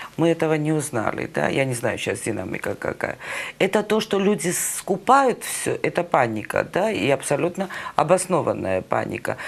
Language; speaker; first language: Russian; non-native, local second language; Georgian